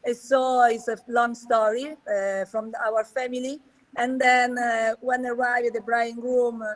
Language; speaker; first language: English; non-native, learner; Italian